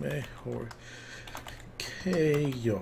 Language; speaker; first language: Spanish; non-native, learner; English